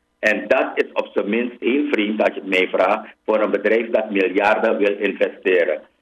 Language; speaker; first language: Dutch; native; Dutch